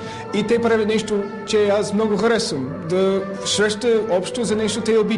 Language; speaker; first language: Bulgarian; non-native, learner; English